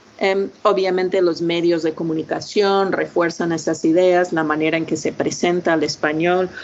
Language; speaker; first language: Spanish; non-native, fluent; English